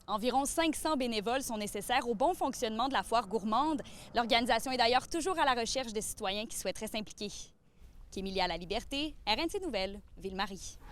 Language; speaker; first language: French; native; French